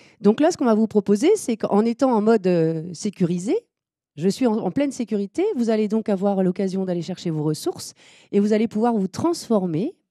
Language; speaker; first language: French; native; French